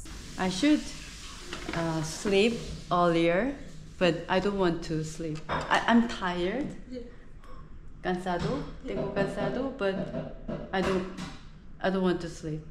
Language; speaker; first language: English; non-native, learner; Korean